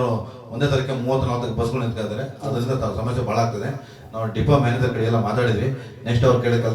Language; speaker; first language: Kannada; native; Kannada